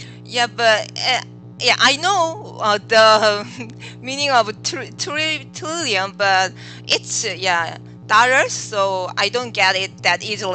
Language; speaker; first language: English; non-native, learner; Korean